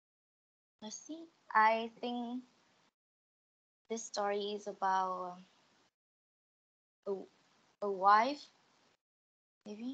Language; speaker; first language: English; non-native, learner; Vietnamese